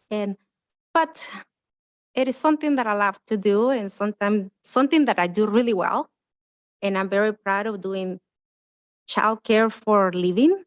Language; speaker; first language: English; non-native, fluent; Spanish